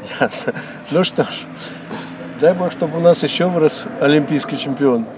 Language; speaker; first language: Russian; native; Russian